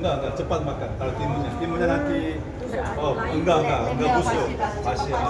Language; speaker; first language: Indonesian; non-native, learner; Korean